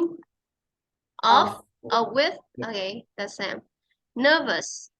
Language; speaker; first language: English; non-native, fluent; Vietnamese